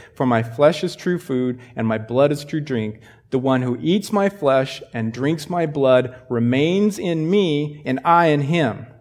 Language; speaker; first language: English; native; English